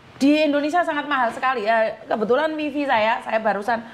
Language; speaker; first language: Indonesian; native; Indonesian